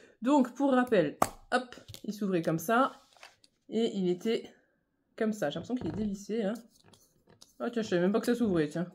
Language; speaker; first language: French; native; French